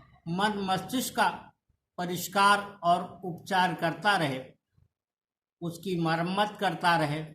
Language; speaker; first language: Hindi; native; Hindi